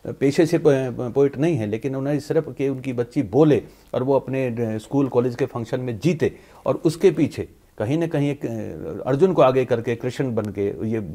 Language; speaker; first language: Hindi; native; Hindi